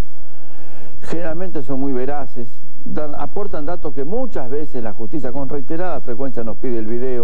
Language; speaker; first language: Spanish; native; Spanish